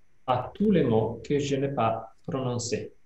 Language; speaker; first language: French; non-native, fluent; Italian